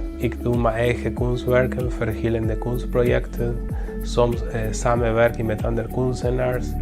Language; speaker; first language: Dutch; non-native, learner; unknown